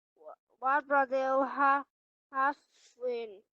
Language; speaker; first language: English; non-native, learner; Vietnamese